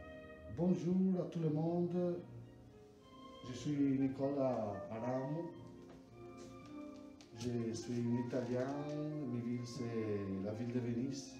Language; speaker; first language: French; non-native, learner; Italian